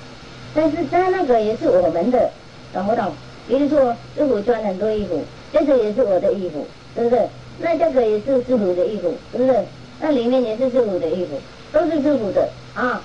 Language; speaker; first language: Chinese; non-native, fluent; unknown